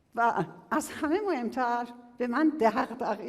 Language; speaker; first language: Persian; native; Persian